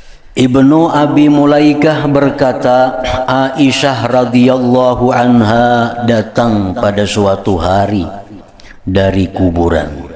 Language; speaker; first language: Indonesian; non-native, local second language; Banjar